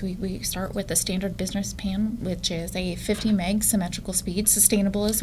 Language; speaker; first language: English; native; English